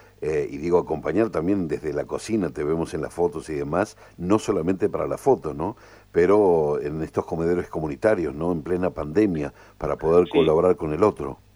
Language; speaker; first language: Spanish; native; Spanish